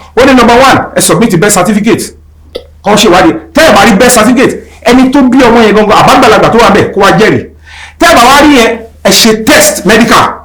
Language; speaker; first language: Yoruba; native; Yoruba